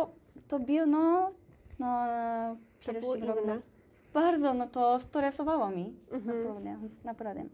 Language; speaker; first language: Polish; non-native, learner; Japanese